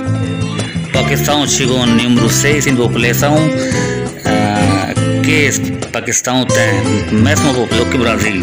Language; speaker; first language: Portuguese; non-native, learner; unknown